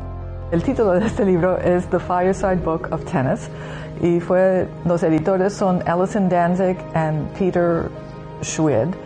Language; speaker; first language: Spanish; non-native, fluent; English